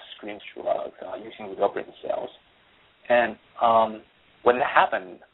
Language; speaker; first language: English; non-native, fluent; Chinese